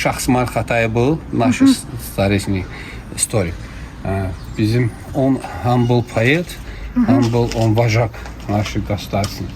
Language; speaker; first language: Russian; non-native, local second language; Azerbaijani